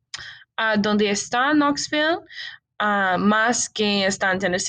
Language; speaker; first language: Spanish; non-native, learner; English